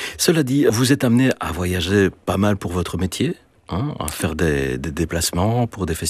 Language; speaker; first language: French; native; French